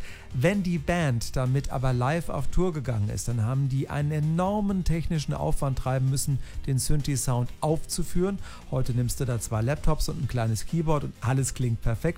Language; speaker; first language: German; native; German